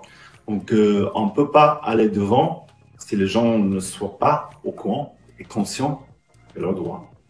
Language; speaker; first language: French; non-native, fluent; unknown